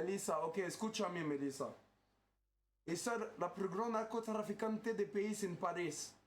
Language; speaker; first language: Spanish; non-native, learner; French